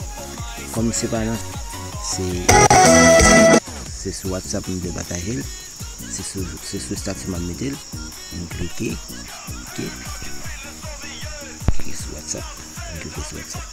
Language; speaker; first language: French; non-native, learner; Haitian Creole